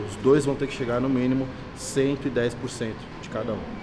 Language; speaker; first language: Portuguese; native; Portuguese